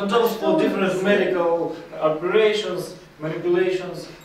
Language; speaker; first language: English; non-native, learner; Russian